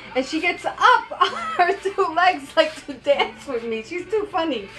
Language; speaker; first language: English; native; English